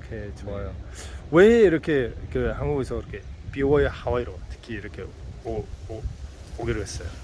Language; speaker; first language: Korean; non-native, fluent; Mongolian